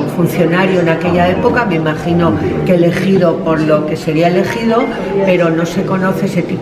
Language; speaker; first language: Spanish; native; Spanish